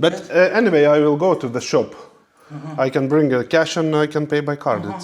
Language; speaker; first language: English; non-native, learner; Lithuanian